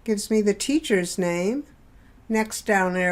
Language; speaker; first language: English; native; English